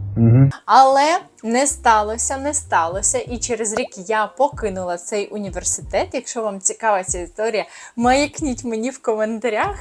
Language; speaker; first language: Ukrainian; native; Ukrainian